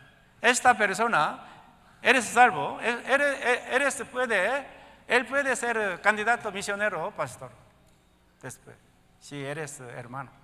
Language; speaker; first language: Spanish; non-native, learner; Korean